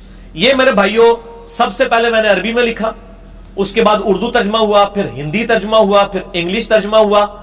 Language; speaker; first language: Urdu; non-native, local second language; Punjabi